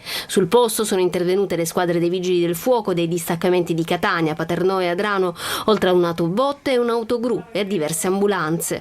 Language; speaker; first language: Italian; native; Italian